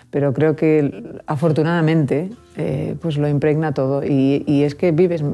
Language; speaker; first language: Spanish; native; Spanish